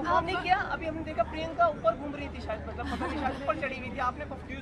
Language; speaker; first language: Hindi; native; Hindi